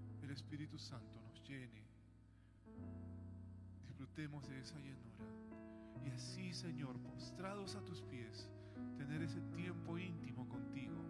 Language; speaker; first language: Spanish; native; Spanish